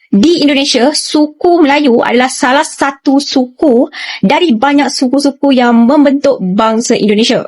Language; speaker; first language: Malay; native; Malay